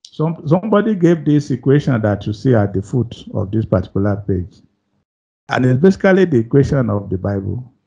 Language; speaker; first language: English; non-native, local second language; Yoruba